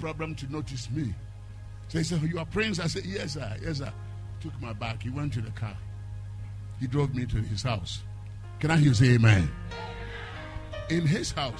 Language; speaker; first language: English; non-native, local second language; Akan